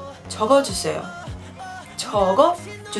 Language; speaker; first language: Korean; non-native, fluent; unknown